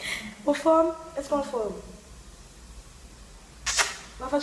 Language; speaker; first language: French; non-native, learner; Haitian Creole